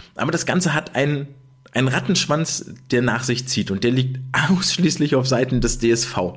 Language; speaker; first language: German; native; German